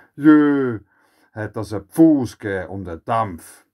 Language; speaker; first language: German; native; German